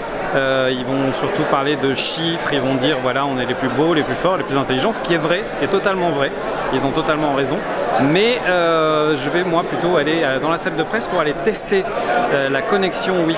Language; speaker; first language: French; native; French